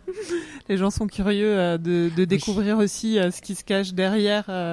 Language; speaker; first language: French; native; French